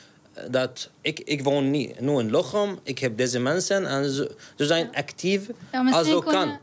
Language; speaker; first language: Dutch; non-native, learner; Arabic